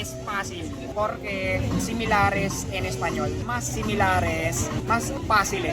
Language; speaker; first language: Spanish; non-native, learner; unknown